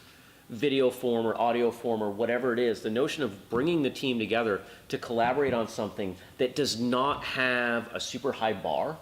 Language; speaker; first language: English; native; English